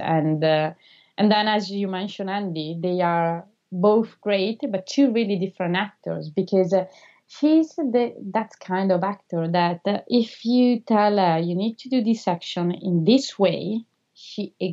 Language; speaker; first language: English; non-native, fluent; Italian